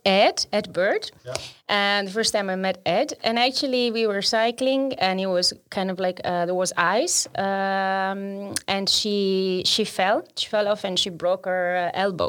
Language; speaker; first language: English; non-native, fluent; Italian